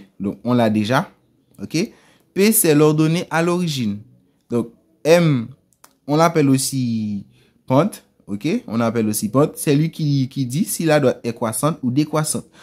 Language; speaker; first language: French; non-native, local second language; Haitian Creole